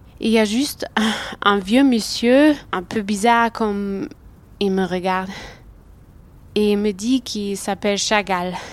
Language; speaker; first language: French; non-native, fluent; German